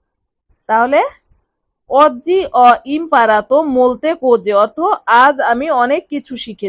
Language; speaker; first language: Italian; non-native, fluent; Bangla